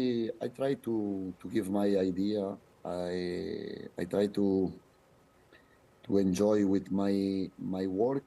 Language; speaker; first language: English; non-native, fluent; Italian